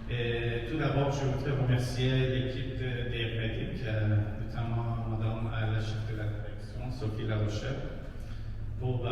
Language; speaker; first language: French; non-native, fluent; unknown